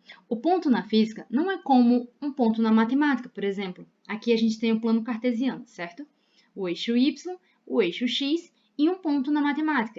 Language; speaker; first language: Portuguese; native; Portuguese